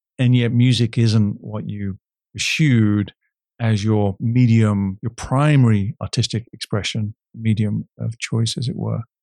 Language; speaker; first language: English; native; English